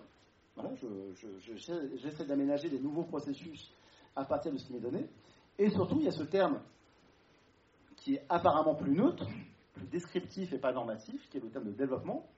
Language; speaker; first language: French; native; French